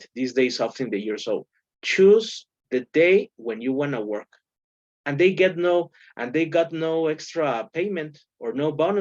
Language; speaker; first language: English; non-native, fluent; Spanish